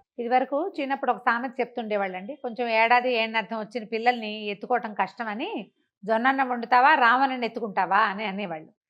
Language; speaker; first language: Telugu; native; Telugu